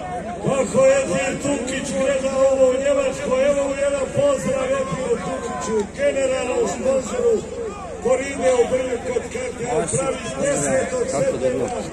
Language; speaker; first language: Bosnian; native; Bosnian